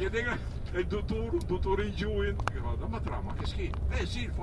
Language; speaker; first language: Italian; native; Italian